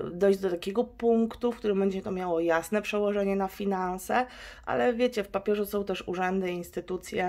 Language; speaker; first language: Polish; native; Polish